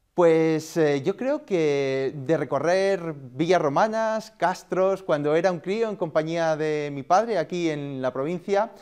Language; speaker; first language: Spanish; native; Spanish